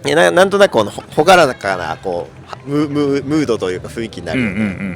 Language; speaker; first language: Japanese; native; Japanese